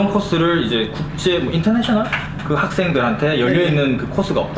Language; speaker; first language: Korean; native; Korean